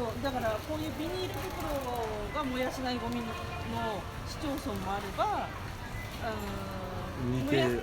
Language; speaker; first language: Japanese; native; Japanese